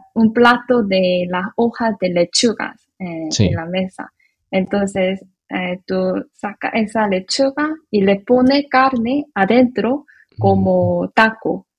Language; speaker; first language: Spanish; non-native, learner; Korean